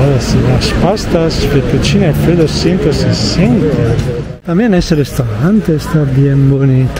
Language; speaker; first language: Spanish; non-native, learner; Italian